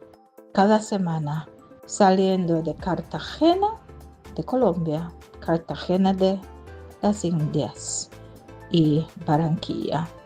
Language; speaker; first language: Spanish; non-native, fluent; English